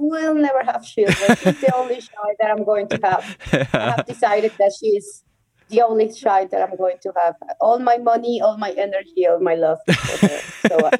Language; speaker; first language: English; non-native, fluent; Spanish